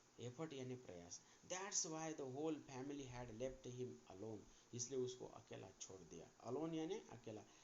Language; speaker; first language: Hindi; non-native, local second language; Marathi